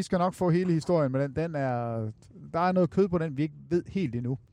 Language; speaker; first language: Danish; native; Danish